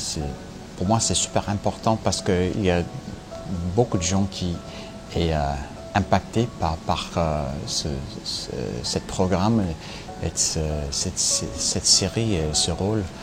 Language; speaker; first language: French; non-native, learner; English